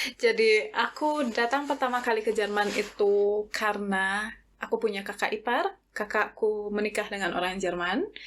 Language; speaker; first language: Indonesian; native; Indonesian